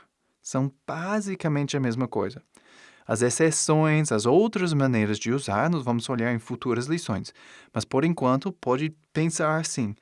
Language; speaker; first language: Portuguese; non-native, fluent; English